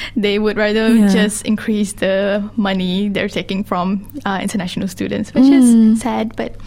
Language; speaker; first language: English; early bilingual, other home language; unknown